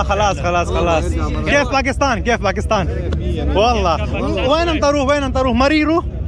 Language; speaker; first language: Arabic; non-native, learner; Urdu